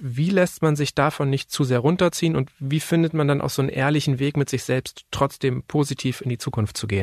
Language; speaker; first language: German; native; German